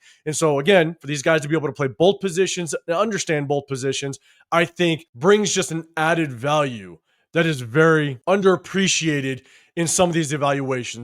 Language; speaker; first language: English; native; English